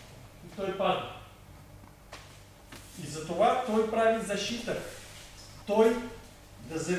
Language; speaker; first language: Bulgarian; non-native, learner; Russian